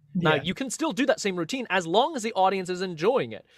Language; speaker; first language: English; native; English